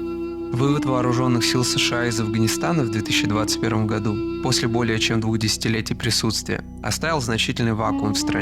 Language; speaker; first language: Russian; native; Russian